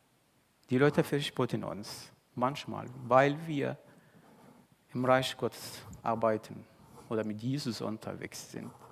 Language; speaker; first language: German; non-native, fluent; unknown